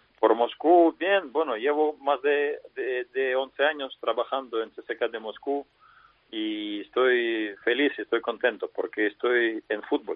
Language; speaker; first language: Spanish; non-native, fluent; Russian